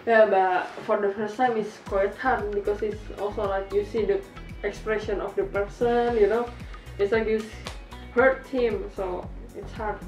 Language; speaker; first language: English; non-native, learner; Indonesian